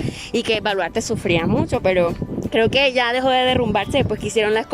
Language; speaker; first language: Spanish; native; Spanish